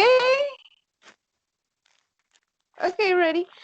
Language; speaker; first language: English; non-native, learner; Spanish